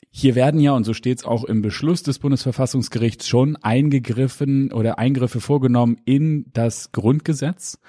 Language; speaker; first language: German; native; German